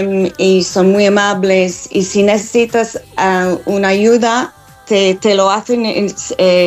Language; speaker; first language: Spanish; non-native, fluent; English